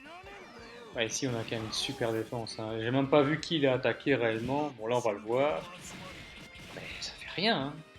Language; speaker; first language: French; native; French